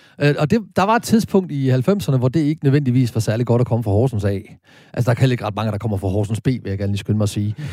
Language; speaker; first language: Danish; native; Danish